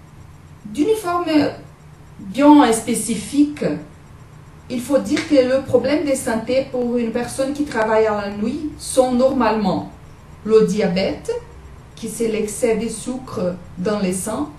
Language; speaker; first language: French; non-native, learner; Portuguese